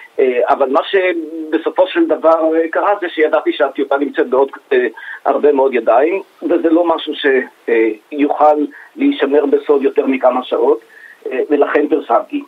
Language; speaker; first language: Hebrew; native; Hebrew